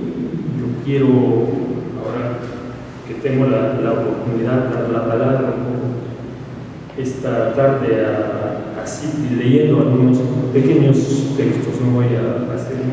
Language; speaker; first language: Spanish; non-native, fluent; French